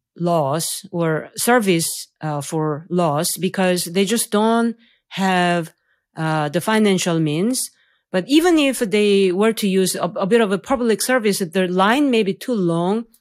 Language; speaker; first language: English; non-native, fluent; Korean